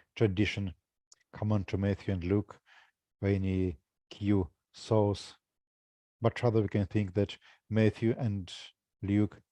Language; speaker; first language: English; non-native, fluent; Russian